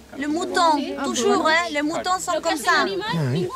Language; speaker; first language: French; non-native, fluent; Spanish